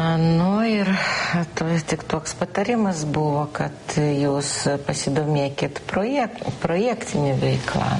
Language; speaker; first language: Lithuanian; non-native, local second language; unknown